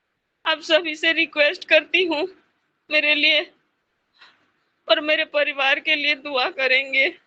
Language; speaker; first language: Hindi; non-native, local second language; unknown